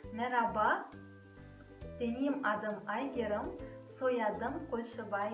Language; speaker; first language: Turkish; non-native, fluent; Kazakh